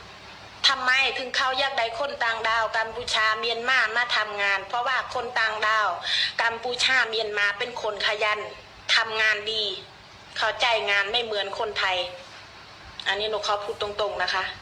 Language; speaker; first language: Thai; non-native, fluent; Khmer